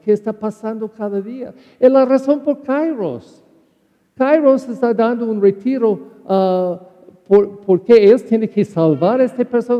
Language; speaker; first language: Spanish; non-native, learner; English